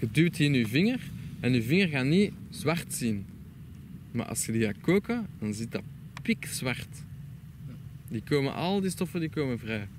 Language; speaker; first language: Dutch; native; Dutch